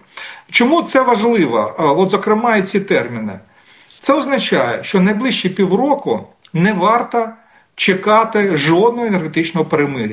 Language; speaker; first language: Ukrainian; native; Ukrainian